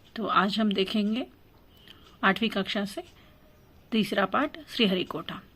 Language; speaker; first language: Hindi; non-native, local second language; Telugu